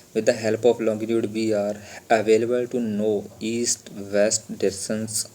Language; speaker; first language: English; non-native, local second language; Punjabi